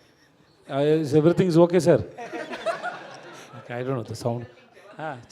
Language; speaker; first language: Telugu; non-native, learner; Tamil